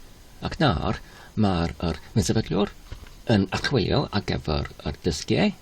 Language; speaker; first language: Welsh; non-native, learner; Polish